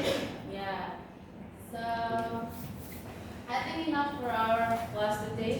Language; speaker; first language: English; non-native, learner; Indonesian